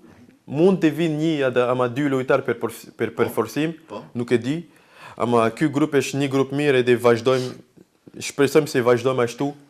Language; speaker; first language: Albanian; non-native, learner; French